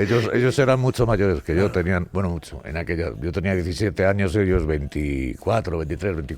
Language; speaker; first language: Spanish; native; Spanish